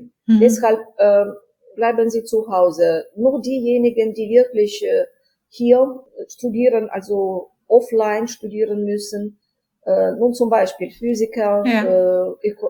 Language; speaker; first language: German; non-native, fluent; Ukrainian